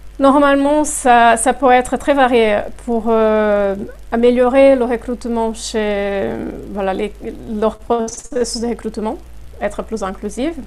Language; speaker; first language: French; non-native, fluent; Portuguese